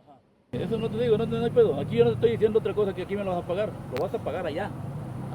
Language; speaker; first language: Spanish; native; Spanish